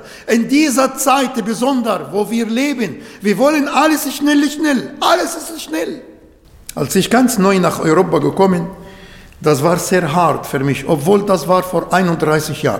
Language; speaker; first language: German; non-native, fluent; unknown